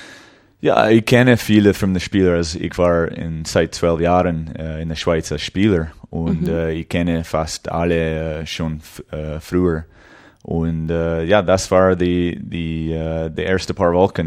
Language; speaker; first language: German; early bilingual, heritage; English